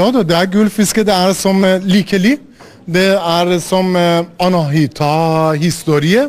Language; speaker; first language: Norwegian; non-native, learner; Persian